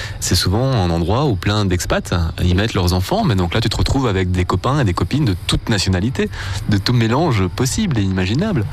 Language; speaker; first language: French; native; French